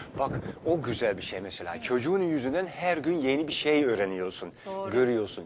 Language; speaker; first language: Turkish; non-native, fluent; Dutch